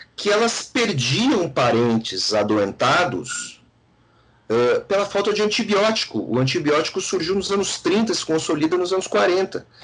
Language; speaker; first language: Portuguese; native; Portuguese